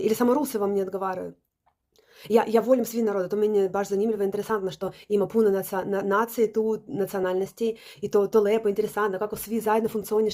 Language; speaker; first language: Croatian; non-native, learner; Russian